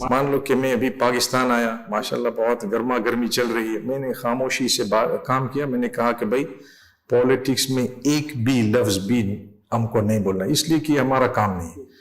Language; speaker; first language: Urdu; non-native, fluent; English